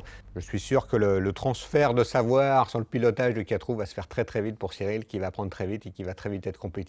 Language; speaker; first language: French; native; French